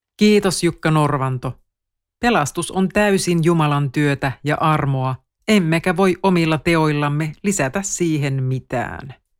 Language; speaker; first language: Finnish; native; Finnish